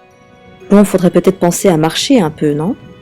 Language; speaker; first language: French; native; French